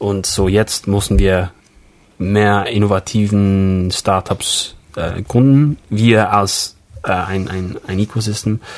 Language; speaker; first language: German; non-native, fluent; English